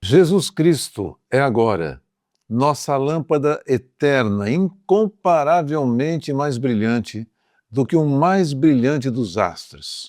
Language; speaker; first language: Portuguese; native; Portuguese